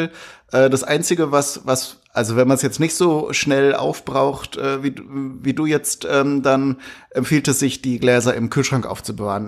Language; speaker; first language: German; native; German